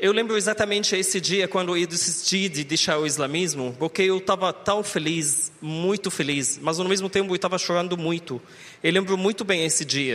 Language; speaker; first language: Portuguese; non-native, learner; Arabic